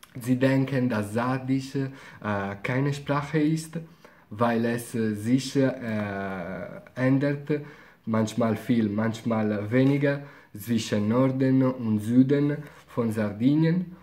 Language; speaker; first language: German; non-native, fluent; Italian